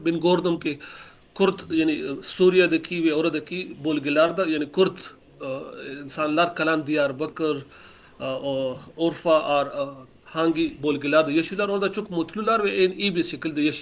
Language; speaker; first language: Turkish; non-native, learner; Urdu